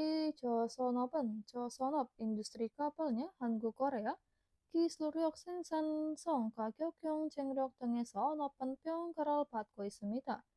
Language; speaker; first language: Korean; non-native, fluent; Indonesian